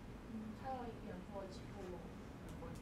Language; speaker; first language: Chinese; non-native, learner; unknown